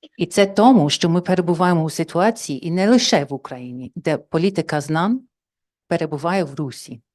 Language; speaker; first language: Ukrainian; non-native, fluent; English